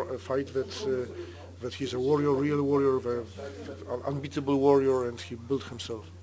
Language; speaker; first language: English; non-native, fluent; Polish